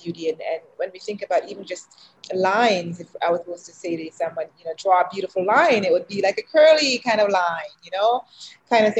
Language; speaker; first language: English; native; English